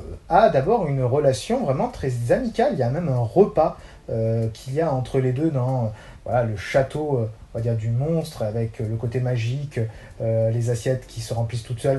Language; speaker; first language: French; native; French